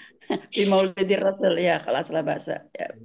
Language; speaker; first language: Arabic; non-native, fluent; Indonesian